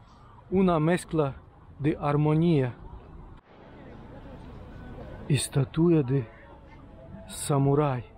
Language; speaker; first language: Spanish; non-native, learner; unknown